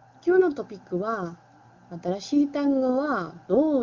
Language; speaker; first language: Japanese; non-native, learner; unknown